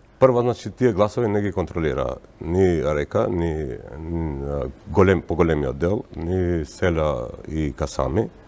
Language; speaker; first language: Macedonian; non-native, local second language; Albanian